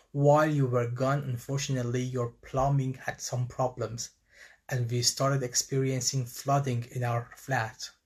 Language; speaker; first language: English; non-native, fluent; Persian